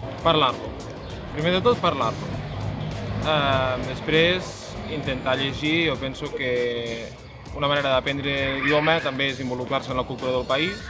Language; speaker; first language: Catalan; non-native, local second language; Spanish